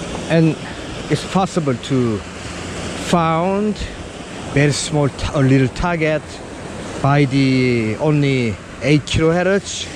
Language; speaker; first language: English; non-native, learner; Korean